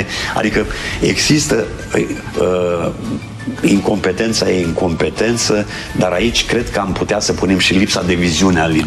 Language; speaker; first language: Romanian; native; Romanian